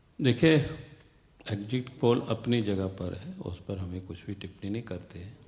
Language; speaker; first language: Hindi; non-native, local second language; Santali